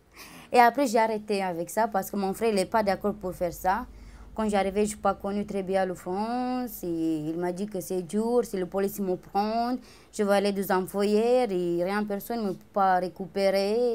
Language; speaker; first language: French; non-native, learner; Romanian